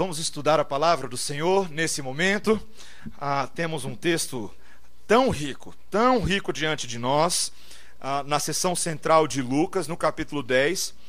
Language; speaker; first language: Portuguese; native; Portuguese